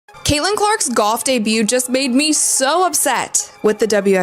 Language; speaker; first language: English; native; English